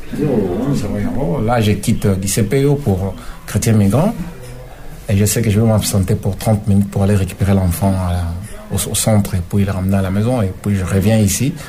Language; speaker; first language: French; non-native, local second language; Lingala